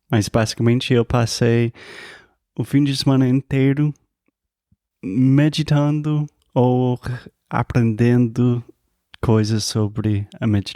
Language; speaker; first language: Portuguese; non-native, fluent; English